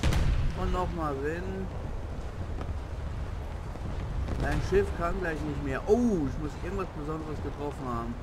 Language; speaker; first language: German; native; German